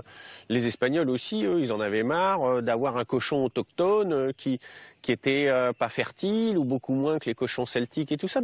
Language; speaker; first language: French; native; French